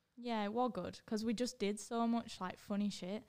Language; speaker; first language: English; native; English